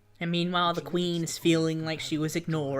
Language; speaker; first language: English; native; English